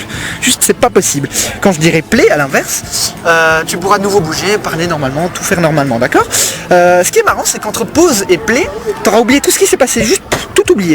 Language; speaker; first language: French; native; French